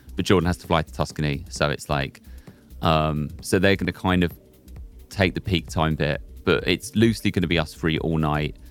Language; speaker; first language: English; native; English